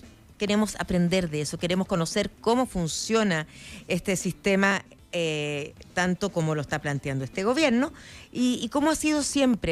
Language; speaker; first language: Spanish; native; Spanish